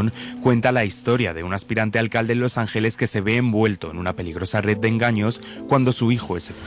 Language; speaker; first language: Spanish; native; Spanish